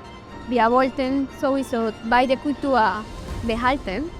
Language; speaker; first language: German; non-native, fluent; Spanish